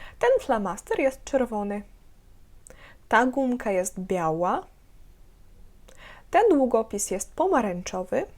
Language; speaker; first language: Polish; non-native, fluent; Ukrainian